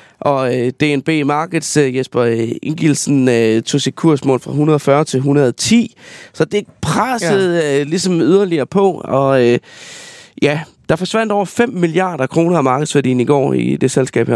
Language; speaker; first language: Danish; native; Danish